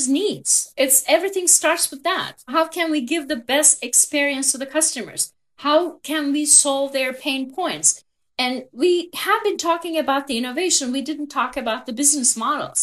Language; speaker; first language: English; non-native, fluent; Turkish